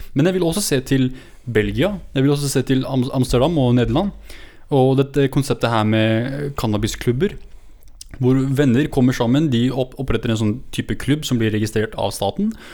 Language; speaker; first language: Norwegian; native; Norwegian